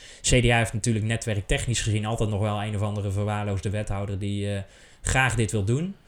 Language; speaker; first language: Dutch; native; Dutch